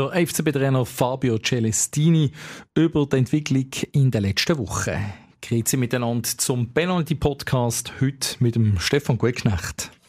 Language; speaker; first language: German; native; German